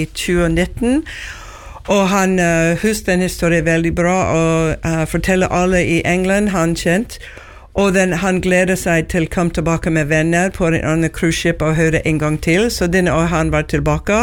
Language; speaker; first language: Norwegian; non-native, learner; English